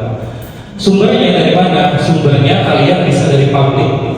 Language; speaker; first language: Indonesian; native; Indonesian